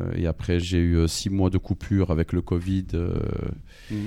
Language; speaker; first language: French; native; French